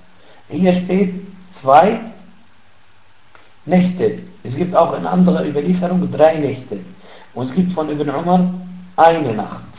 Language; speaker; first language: German; non-native, fluent; Arabic